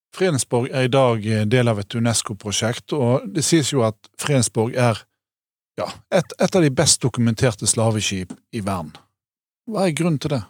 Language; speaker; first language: Norwegian; native; Norwegian